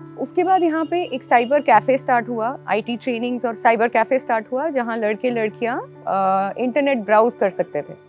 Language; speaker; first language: Hindi; native; Hindi